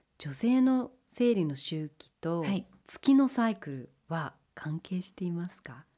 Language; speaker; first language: Japanese; early bilingual, heritage; English